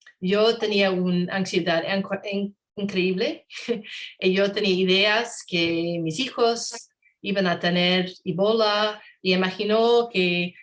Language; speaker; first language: Spanish; non-native, learner; English